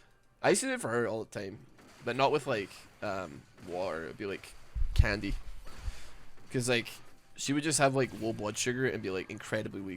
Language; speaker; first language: English; native; English